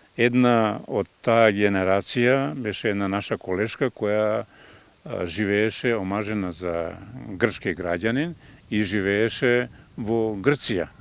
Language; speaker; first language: Macedonian; native; Macedonian